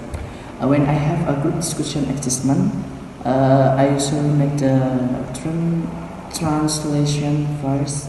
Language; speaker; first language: English; non-native, learner; Indonesian